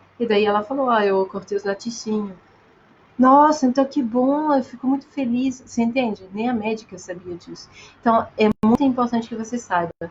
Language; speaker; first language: Portuguese; non-native, fluent; French